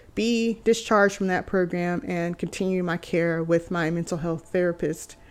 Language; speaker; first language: English; native; English